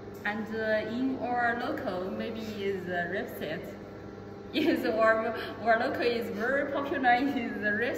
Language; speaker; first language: English; non-native, learner; Chinese